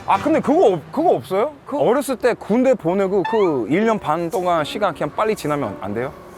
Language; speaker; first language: Korean; non-native, fluent; English